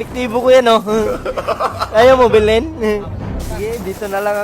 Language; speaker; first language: Filipino; non-native, local second language; Cebuano